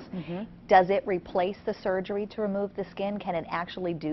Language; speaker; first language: English; native; English